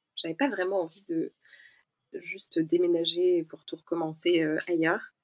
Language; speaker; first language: French; native; French